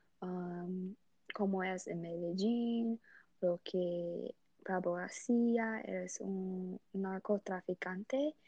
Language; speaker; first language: Spanish; non-native, learner; English